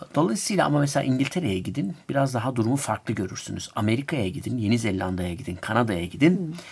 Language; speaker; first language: Turkish; native; Turkish